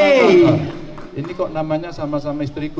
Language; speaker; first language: Indonesian; non-native, local second language; Javanese